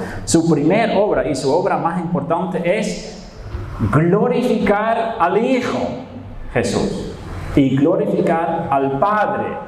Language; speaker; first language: Spanish; non-native, fluent; Dutch